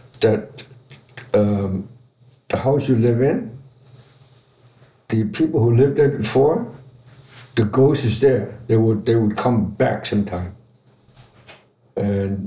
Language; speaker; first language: English; non-native, fluent; Chinese